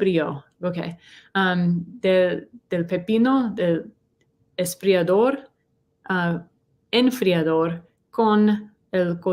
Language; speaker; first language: Spanish; non-native, learner; English